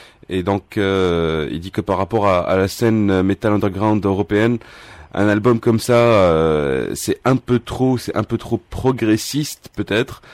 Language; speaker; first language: French; non-native, local second language; Arabic